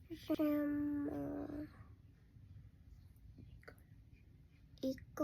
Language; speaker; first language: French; non-native, learner; Hmong